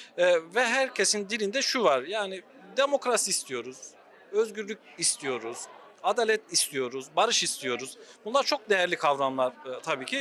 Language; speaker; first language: Turkish; native; Turkish